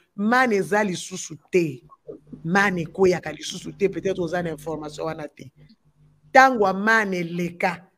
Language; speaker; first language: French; non-native, local second language; Lingala